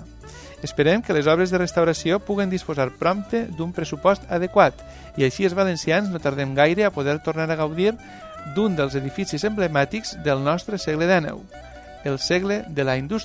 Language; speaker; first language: Catalan; native; Catalan